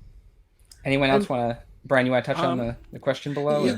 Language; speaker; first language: English; native; English